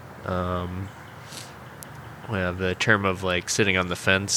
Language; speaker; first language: English; native; English